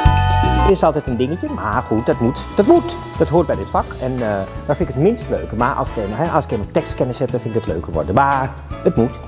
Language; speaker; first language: Dutch; native; Dutch